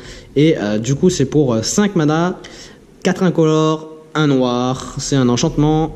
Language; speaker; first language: French; native; French